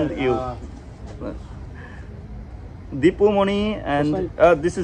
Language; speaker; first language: English; non-native, local second language; Bangla